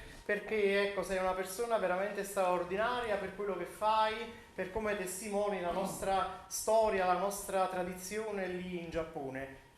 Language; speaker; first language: Italian; native; Italian